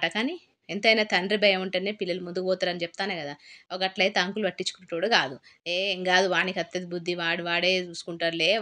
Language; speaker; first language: Telugu; native; Telugu